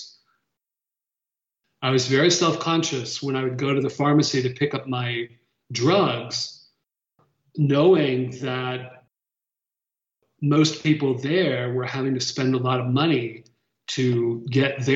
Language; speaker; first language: English; native; English